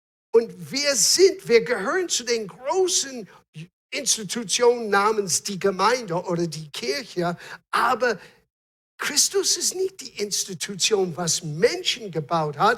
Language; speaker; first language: German; non-native, fluent; English